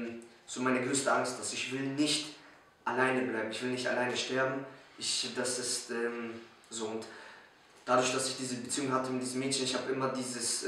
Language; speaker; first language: German; early bilingual, other home language; Polish